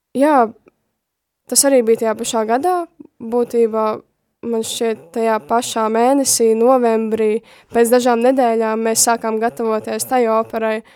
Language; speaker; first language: Latvian; native; Latvian